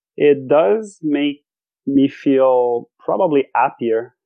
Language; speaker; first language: English; non-native, fluent; French